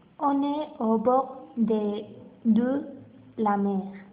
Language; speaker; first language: French; non-native, learner; Spanish